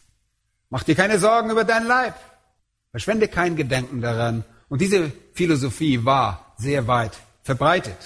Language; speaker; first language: German; native; German